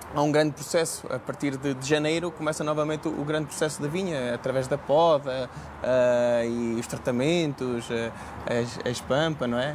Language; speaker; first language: Portuguese; early bilingual, heritage; Portuguese